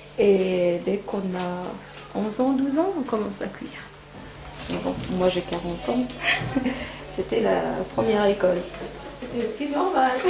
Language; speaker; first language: French; non-native, local second language; Arabic